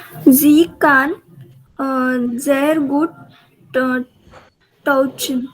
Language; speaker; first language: German; non-native, learner; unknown